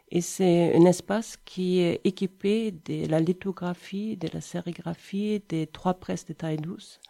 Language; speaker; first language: French; non-native, fluent; German